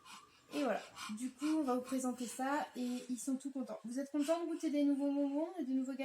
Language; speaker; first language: French; native; French